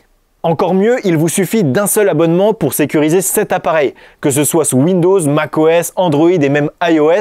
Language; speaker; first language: French; native; French